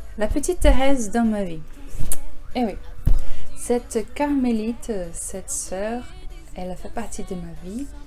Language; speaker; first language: French; non-native, fluent; Portuguese